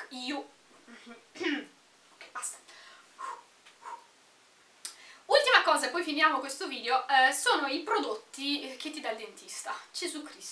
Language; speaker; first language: Italian; native; Italian